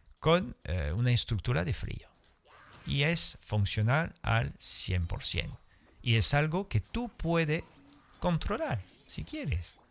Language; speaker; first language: Spanish; non-native, fluent; French